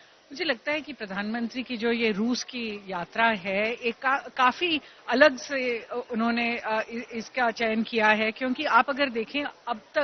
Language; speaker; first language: Hindi; native; Hindi